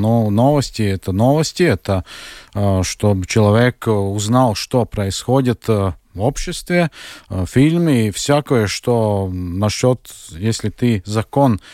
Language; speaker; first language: Russian; non-native, local second language; Latvian